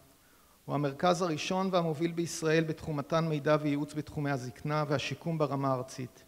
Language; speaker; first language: Hebrew; native; Hebrew